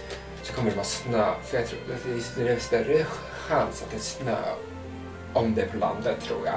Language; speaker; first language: Swedish; native; Swedish